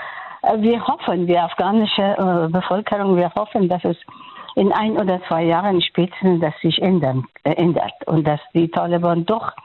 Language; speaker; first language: German; non-native, fluent; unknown